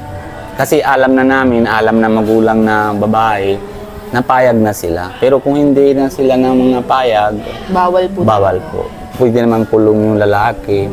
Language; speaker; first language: Filipino; non-native, learner; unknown